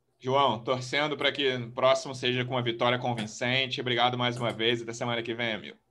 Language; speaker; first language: Portuguese; native; Portuguese